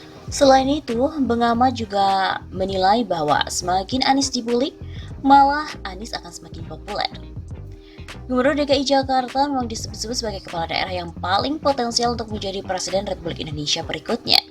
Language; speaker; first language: Indonesian; native; Indonesian